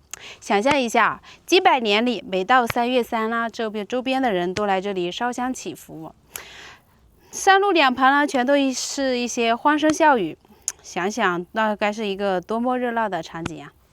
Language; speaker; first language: Chinese; native; Chinese